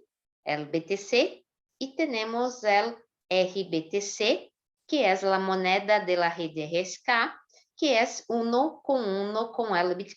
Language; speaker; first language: Spanish; non-native, fluent; Portuguese